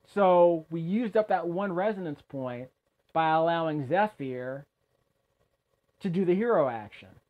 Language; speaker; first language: English; native; English